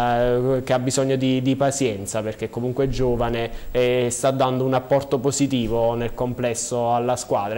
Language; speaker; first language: Italian; native; Italian